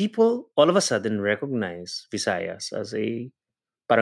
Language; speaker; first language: English; non-native, local second language; Cebuano